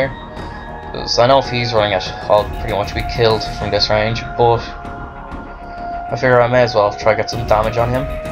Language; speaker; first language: English; native; English